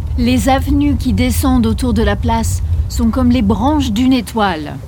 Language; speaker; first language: French; native; French